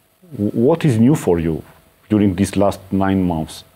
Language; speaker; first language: English; non-native, learner; Armenian